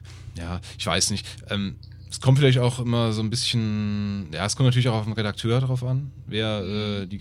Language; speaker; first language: German; native; German